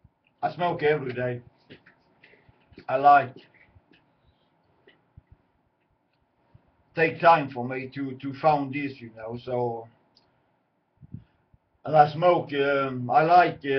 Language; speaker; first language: English; non-native, learner; Swedish